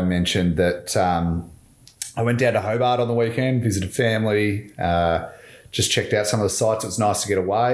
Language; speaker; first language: English; native; English